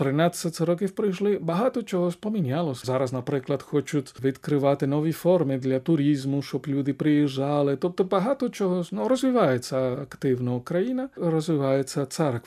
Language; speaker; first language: Ukrainian; non-native, fluent; Spanish